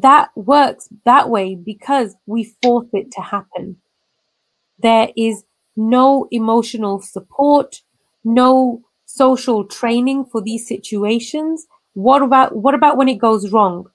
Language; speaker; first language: English; native; English